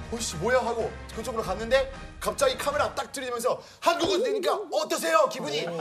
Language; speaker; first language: Korean; non-native, fluent; French